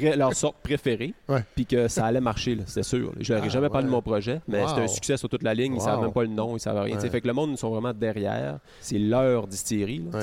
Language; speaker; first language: French; native; French